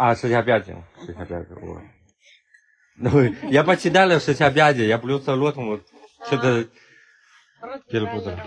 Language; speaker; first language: Russian; non-native, learner; Chinese